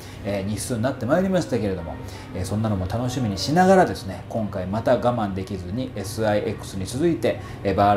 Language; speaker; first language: Japanese; native; Japanese